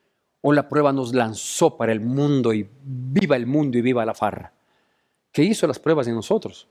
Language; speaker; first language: Spanish; native; Spanish